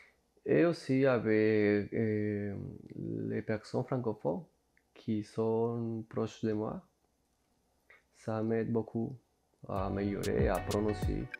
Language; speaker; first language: French; non-native, fluent; Spanish